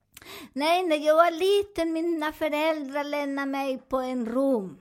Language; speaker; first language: Swedish; non-native, learner; Spanish